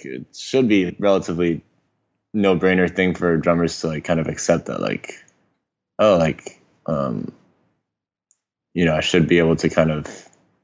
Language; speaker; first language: English; non-native, local second language; Cantonese